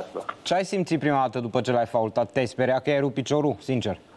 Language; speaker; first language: Romanian; native; Romanian